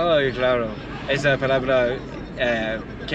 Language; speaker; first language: Spanish; non-native, learner; English